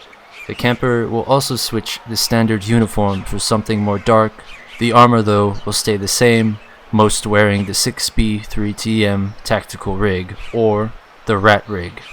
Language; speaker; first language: English; native; English